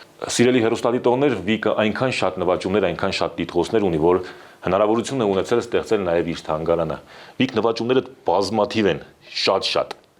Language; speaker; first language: Armenian; native; Armenian